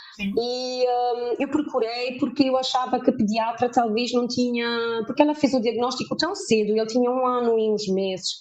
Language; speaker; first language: Portuguese; early bilingual, heritage; German